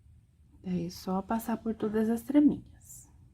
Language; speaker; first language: Portuguese; native; Portuguese